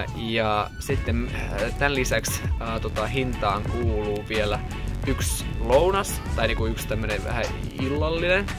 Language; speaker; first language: Finnish; non-native, fluent; Russian